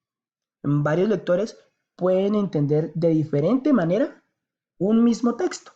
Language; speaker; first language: Spanish; native; Spanish